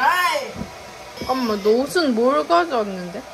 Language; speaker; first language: Korean; native; Korean